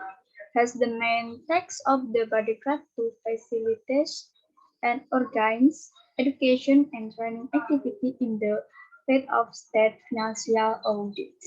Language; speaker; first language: English; non-native, learner; Indonesian